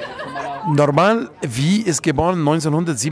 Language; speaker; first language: German; non-native, fluent; Italian